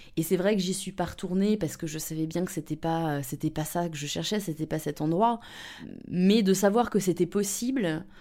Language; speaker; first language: French; native; French